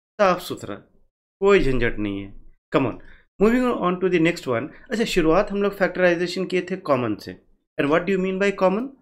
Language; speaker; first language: Hindi; native; Hindi